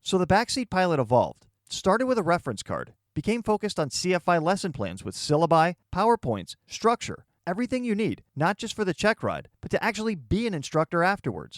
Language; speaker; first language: English; native; English